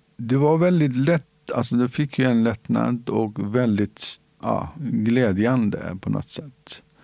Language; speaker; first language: Swedish; non-native, fluent; Central Kurdish